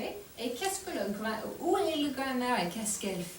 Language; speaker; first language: French; non-native, fluent; English